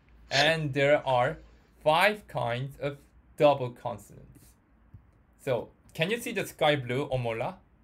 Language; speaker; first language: English; non-native, fluent; Korean